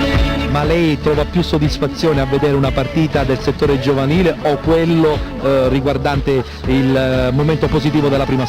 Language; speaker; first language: Italian; native; Italian